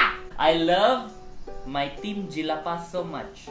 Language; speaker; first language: English; non-native, local second language; Malay